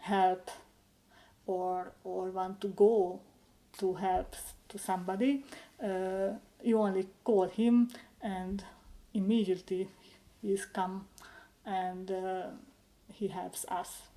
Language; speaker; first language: English; non-native, learner; Hungarian